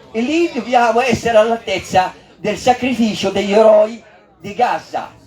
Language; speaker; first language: Italian; non-native, fluent; Arabic